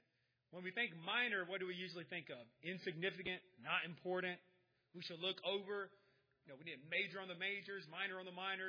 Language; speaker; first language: English; native; English